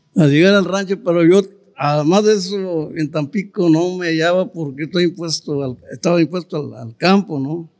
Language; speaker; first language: Spanish; native; Spanish